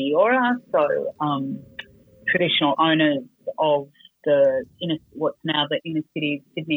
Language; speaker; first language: English; native; English